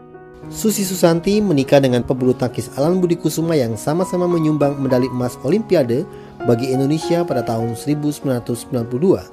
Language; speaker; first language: Indonesian; native; Indonesian